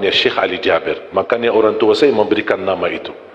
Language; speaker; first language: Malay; non-native, fluent; Arabic